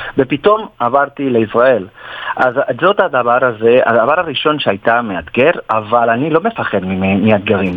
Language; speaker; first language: Hebrew; non-native, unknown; Spanish